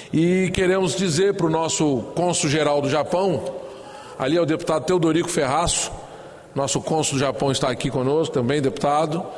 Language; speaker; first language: Portuguese; native; Portuguese